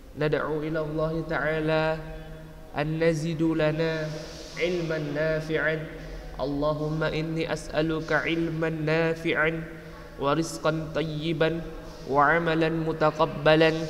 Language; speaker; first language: Arabic; non-native, fluent; Indonesian